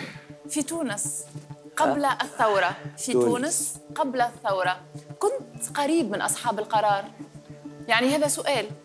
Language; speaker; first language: Arabic; native; Arabic